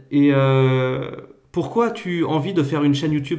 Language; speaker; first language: French; native; French